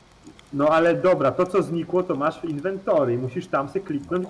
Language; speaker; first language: Polish; native; Polish